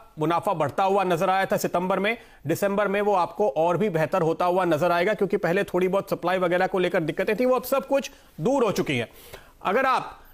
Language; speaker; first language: Hindi; native; Hindi